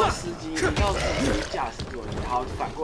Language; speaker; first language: Chinese; native; Chinese